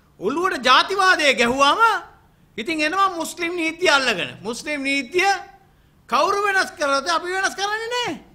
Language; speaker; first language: Sinhala; non-native, local second language; Tamil